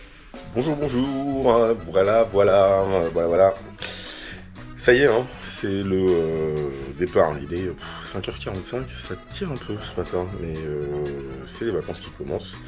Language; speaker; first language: French; native; French